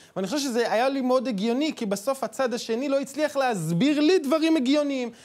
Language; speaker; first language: Hebrew; native; Hebrew